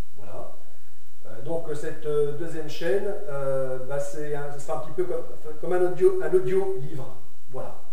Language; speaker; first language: French; native; French